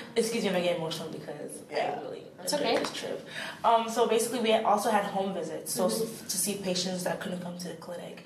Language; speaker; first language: English; native; English